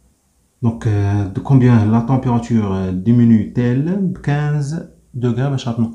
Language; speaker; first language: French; non-native, local second language; Arabic